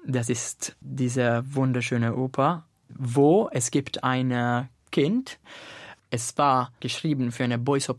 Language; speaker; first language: German; non-native, fluent; Italian